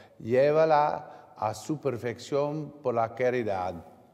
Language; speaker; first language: Spanish; non-native, learner; English